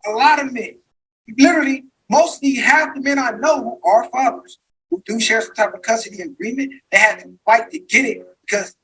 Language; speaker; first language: English; native; English